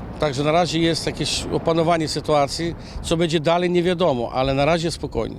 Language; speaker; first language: Polish; early bilingual, heritage; Polish